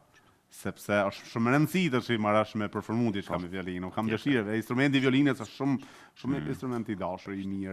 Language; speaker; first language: Albanian; native; Albanian